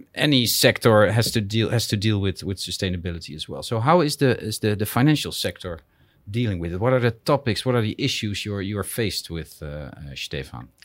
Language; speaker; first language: English; non-native, fluent; Dutch